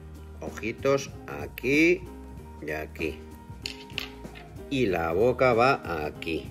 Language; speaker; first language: Spanish; native; Spanish